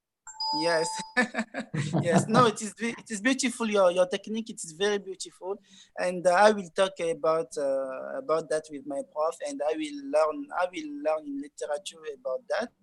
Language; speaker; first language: English; non-native, learner; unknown